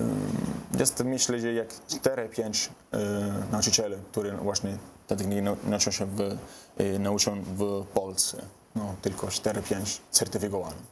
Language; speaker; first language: Polish; non-native, learner; Italian